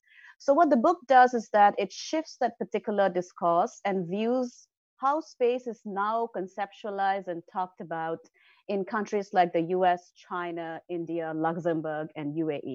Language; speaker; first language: English; non-native, local second language; Assamese